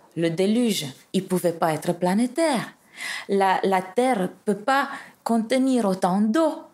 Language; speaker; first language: French; non-native, fluent; Romanian